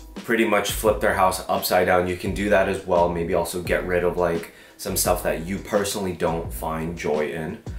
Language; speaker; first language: English; early bilingual, other home language; Korean